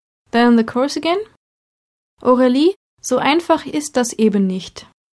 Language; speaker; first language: German; native; German